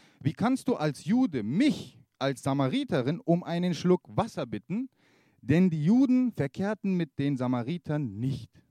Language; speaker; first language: German; early bilingual, other home language; Kurdish